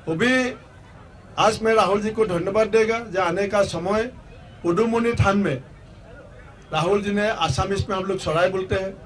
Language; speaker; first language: Hindi; non-native, local second language; Assamese